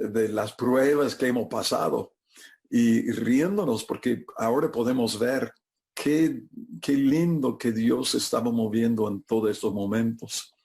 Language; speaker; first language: Spanish; non-native, fluent; English